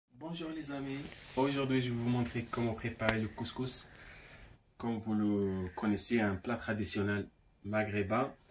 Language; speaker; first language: French; non-native, local second language; Arabic